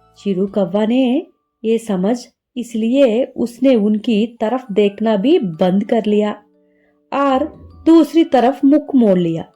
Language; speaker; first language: Hindi; non-native, local second language; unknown